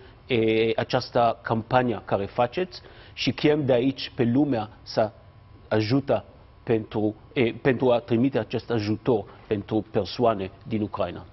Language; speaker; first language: Romanian; non-native, fluent; Hebrew